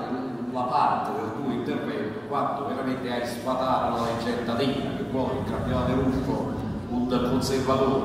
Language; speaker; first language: Italian; native; Italian